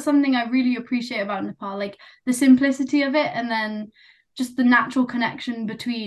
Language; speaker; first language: English; non-native, local second language; Nepali